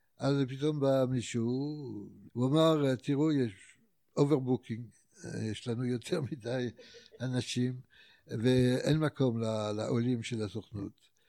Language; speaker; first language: Hebrew; non-native, fluent; French